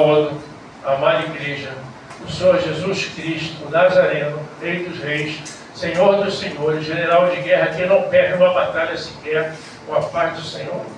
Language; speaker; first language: Portuguese; native; Portuguese